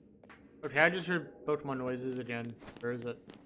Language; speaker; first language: English; native; English